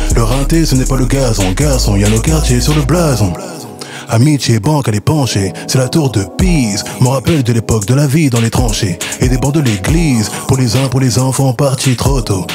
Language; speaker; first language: French; native; French